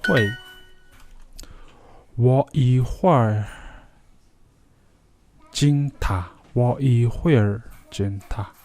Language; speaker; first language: Chinese; non-native, learner; Mongolian